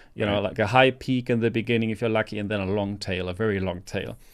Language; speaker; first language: English; non-native, fluent; German